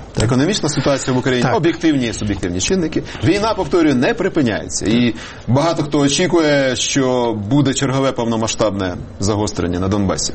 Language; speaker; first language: Ukrainian; native; Ukrainian